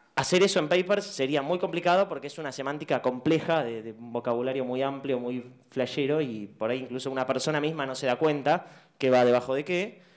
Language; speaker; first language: Spanish; native; Spanish